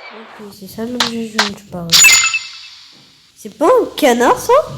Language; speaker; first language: French; native; French